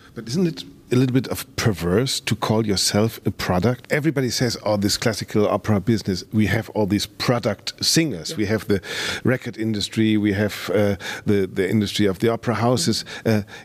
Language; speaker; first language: English; non-native, fluent; German